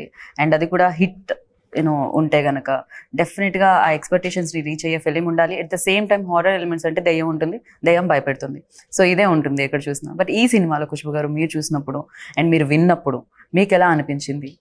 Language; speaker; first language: Telugu; native; Telugu